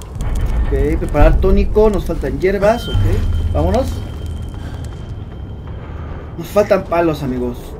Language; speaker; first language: Spanish; native; Spanish